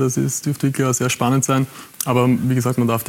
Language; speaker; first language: German; native; German